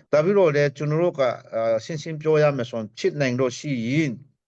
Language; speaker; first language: Burmese; non-native, local second language; Hakha Chin